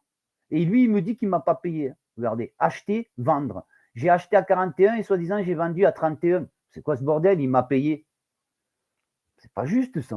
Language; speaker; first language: French; native; French